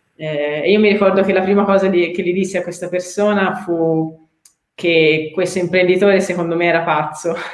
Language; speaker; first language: Italian; native; Italian